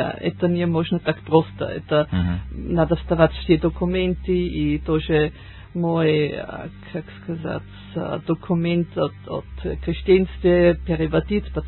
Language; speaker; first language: Russian; non-native, learner; German